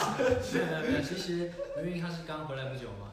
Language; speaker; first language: Chinese; native; Chinese